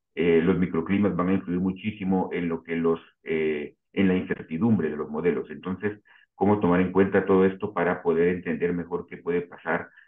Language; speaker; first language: Spanish; native; Spanish